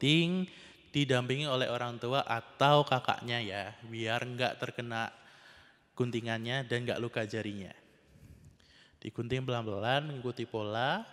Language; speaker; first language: Indonesian; native; Indonesian